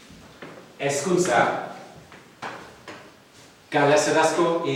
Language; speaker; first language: Basque; non-native, fluent; Welsh